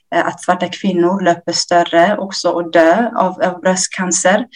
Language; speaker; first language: Swedish; early bilingual, other home language; Amharic